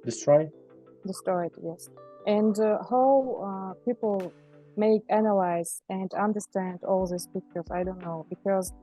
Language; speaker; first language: English; non-native, learner; Russian